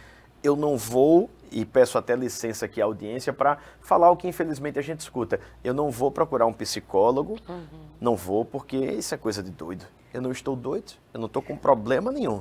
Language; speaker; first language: Portuguese; native; Portuguese